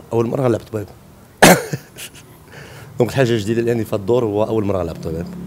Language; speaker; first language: Arabic; native; Arabic